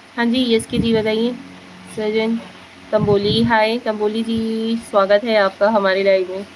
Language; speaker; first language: Hindi; native; Hindi